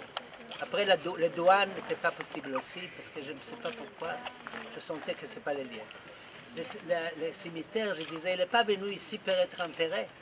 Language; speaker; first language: French; non-native, fluent; Hebrew